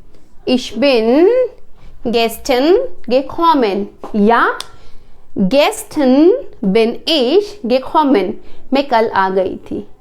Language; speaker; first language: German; non-native, fluent; Hindi